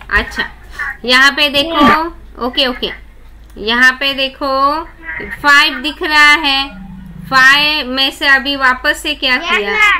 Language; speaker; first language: Hindi; non-native, local second language; Marathi